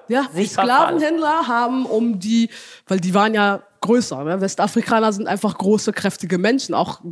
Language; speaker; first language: German; early bilingual, heritage; German